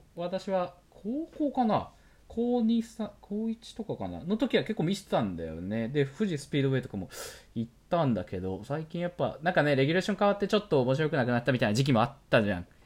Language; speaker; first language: Japanese; native; Japanese